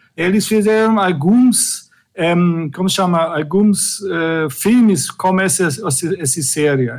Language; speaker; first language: Portuguese; non-native, fluent; German